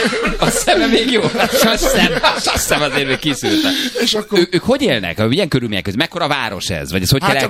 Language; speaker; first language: Hungarian; native; Hungarian